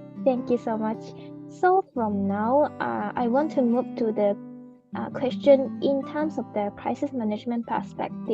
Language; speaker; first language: English; non-native, fluent; Japanese